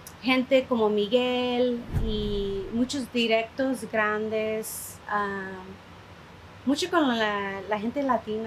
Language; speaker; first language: Spanish; early bilingual, heritage; Spanish